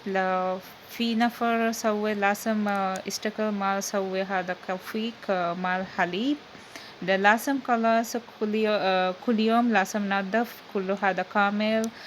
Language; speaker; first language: Arabic; non-native, learner; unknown